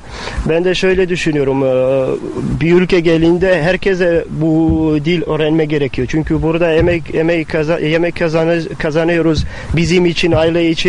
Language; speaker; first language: Turkish; non-native, fluent; Bosnian